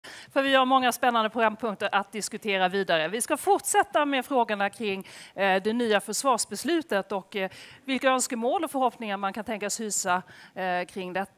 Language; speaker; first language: Swedish; native; Swedish